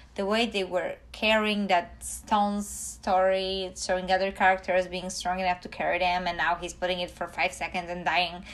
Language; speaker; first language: English; non-native, fluent; Polish